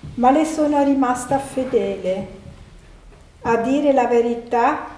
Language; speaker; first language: Italian; non-native, fluent; German